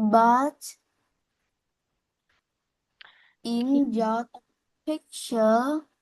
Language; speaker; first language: English; non-native, learner; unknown